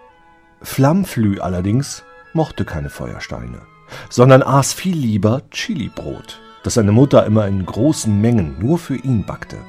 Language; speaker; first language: German; native; German